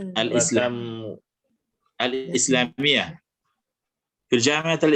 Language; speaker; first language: Arabic; non-native, fluent; Indonesian